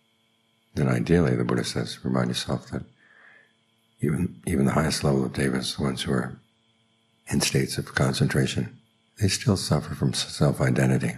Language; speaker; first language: English; native; English